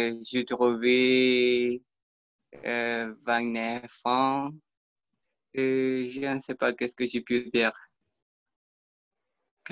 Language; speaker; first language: French; non-native, learner; Spanish